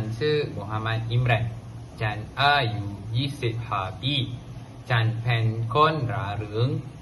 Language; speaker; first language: Thai; non-native, learner; Malay